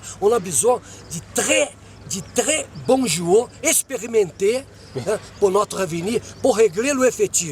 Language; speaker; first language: French; non-native, fluent; Portuguese